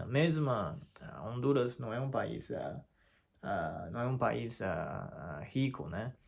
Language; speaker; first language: Portuguese; non-native, fluent; Chinese